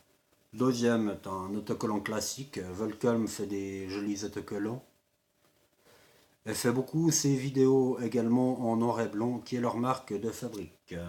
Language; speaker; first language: French; native; French